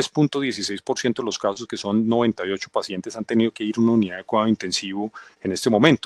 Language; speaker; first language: Spanish; native; Spanish